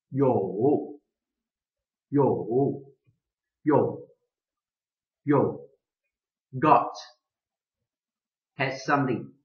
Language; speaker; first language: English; non-native, local second language; Chinese